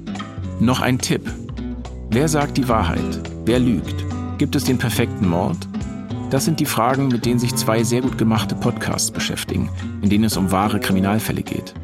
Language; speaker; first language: German; native; German